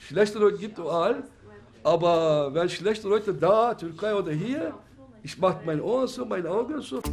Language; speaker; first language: German; non-native, learner; Turkish